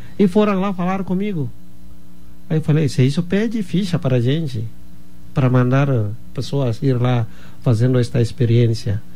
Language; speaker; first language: Portuguese; non-native, fluent; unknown